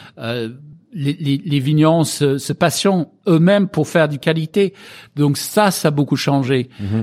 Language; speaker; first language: French; non-native, fluent; English